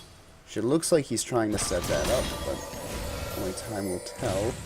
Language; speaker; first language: English; native; English